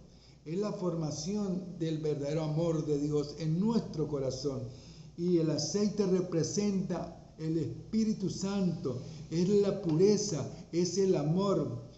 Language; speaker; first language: Spanish; native; Spanish